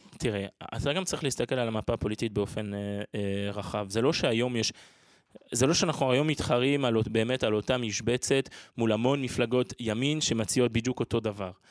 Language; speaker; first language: Hebrew; non-native, fluent; French